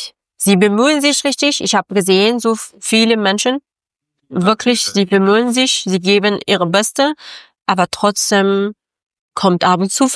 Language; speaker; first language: German; non-native, learner; Persian